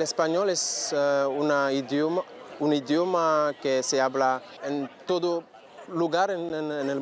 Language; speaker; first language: Spanish; non-native, learner; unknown